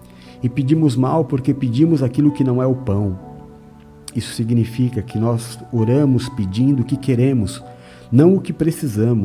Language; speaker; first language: Portuguese; native; Portuguese